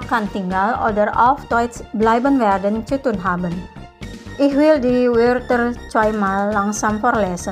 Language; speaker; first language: German; non-native, fluent; Indonesian